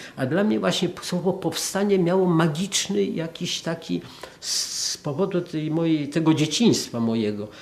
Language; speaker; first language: Polish; native; Polish